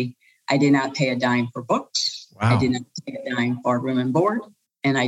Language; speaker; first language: English; native; English